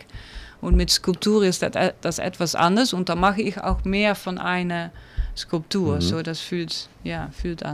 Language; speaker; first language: German; non-native, learner; Dutch